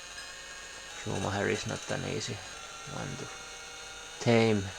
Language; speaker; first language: English; non-native, fluent; Finnish